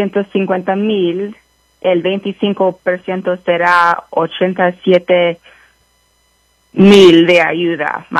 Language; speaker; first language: Spanish; early bilingual, heritage; Spanish